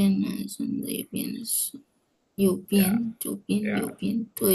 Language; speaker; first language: Chinese; non-native, learner; Indonesian